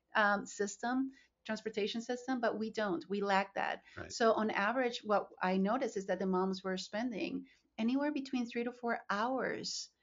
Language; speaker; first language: English; non-native, fluent; Spanish